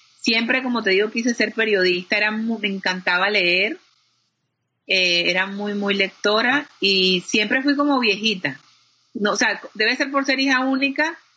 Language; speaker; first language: Spanish; native; Spanish